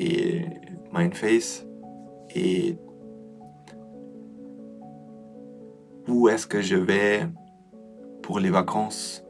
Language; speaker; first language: French; non-native, learner; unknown